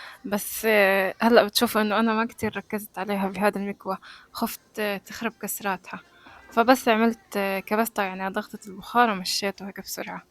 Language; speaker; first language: Arabic; native; Arabic